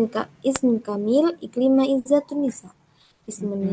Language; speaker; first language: Arabic; non-native, learner; Indonesian